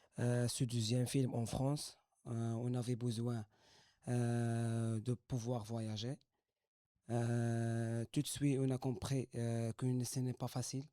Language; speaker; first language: French; non-native, learner; Arabic